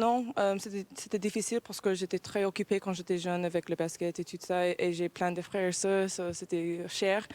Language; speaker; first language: French; early bilingual, heritage; English